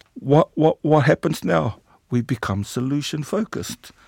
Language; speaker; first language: English; native; English